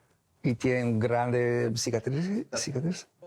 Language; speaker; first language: Spanish; non-native, learner; English